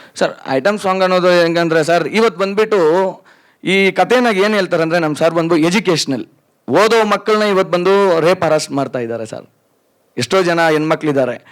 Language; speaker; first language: Kannada; non-native, local second language; Lambadi